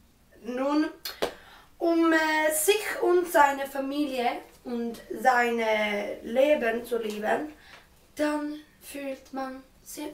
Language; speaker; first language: German; non-native, learner; Swedish